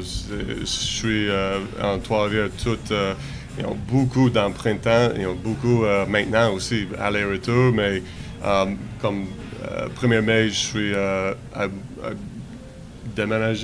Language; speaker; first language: French; non-native, learner; English